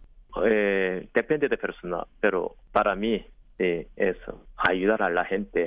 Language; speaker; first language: Spanish; non-native, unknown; Korean